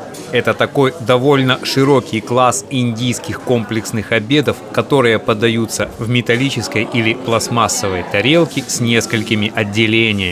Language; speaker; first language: Russian; native; Russian